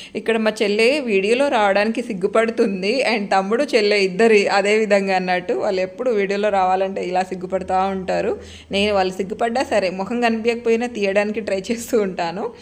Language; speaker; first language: Telugu; non-native, local second language; Lambadi